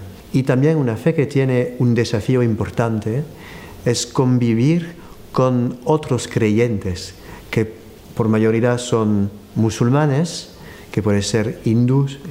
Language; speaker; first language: Spanish; non-native, fluent; French